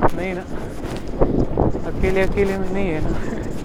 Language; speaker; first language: Hindi; non-native, local second language; Marathi